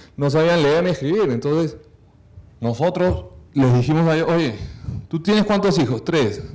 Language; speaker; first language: Spanish; native; Spanish